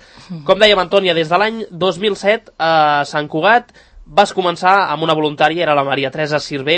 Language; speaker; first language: Catalan; native; Catalan